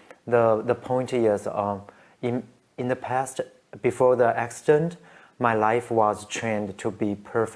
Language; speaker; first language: English; non-native, learner; Chinese